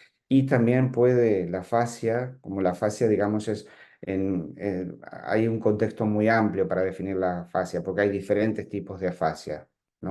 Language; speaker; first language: Spanish; native; Spanish